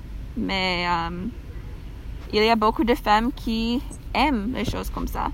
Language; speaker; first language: French; non-native, learner; English